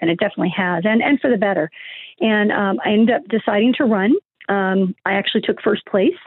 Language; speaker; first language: English; native; English